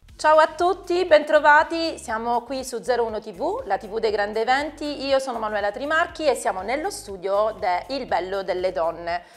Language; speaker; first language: Italian; native; Italian